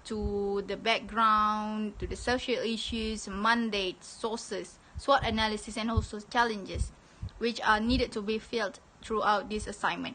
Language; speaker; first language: English; non-native, local second language; Malay